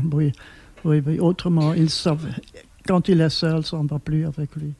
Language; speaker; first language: French; non-native, local second language; Dutch